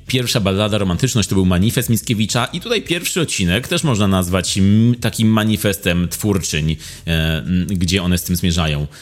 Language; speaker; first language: Polish; native; Polish